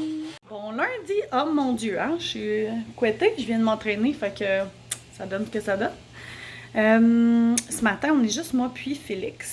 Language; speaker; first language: French; native; French